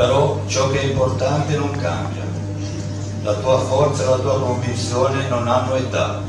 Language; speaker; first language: Italian; native; Italian